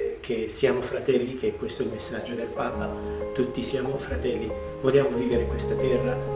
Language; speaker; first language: Italian; non-native, learner; Arabic